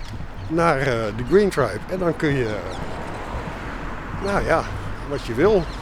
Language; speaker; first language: Dutch; native; Dutch